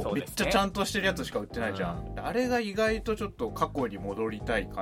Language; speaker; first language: Japanese; native; Japanese